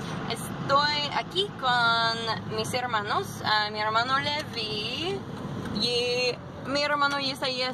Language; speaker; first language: Spanish; non-native, learner; English